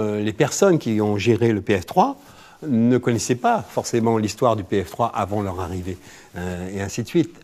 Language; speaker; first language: French; native; French